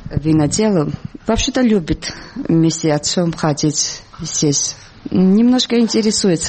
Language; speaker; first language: Russian; non-native, local second language; Georgian